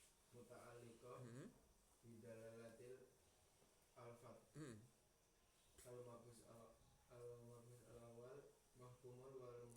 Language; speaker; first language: Arabic; non-native, learner; Indonesian